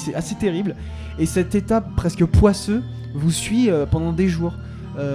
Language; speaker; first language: French; native; French